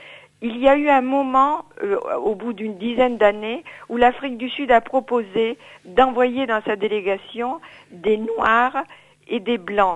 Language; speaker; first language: French; native; French